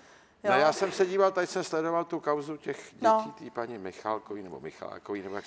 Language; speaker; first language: Czech; native; Czech